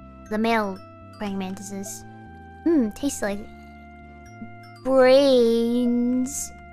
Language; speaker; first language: English; native; English